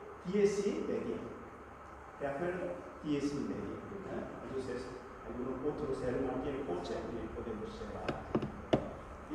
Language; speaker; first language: Spanish; non-native, learner; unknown